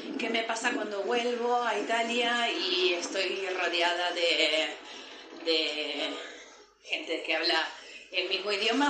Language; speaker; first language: Spanish; non-native, fluent; Italian